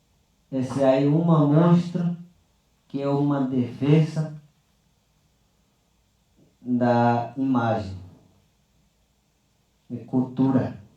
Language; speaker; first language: Portuguese; non-native, local second language; Yanomámi